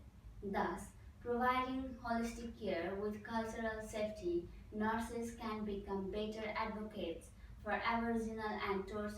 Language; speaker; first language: English; non-native, fluent; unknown